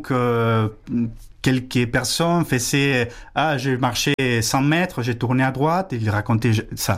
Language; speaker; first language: French; non-native, fluent; Spanish